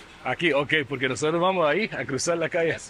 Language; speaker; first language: Spanish; non-native, fluent; English